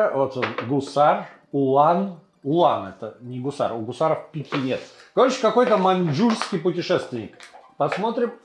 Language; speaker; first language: Russian; native; Russian